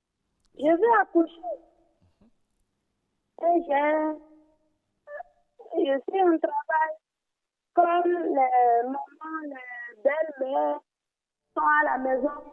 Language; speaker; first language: French; non-native, learner; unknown